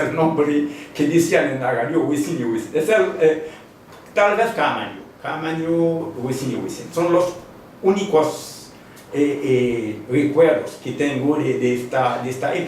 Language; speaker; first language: Spanish; non-native, fluent; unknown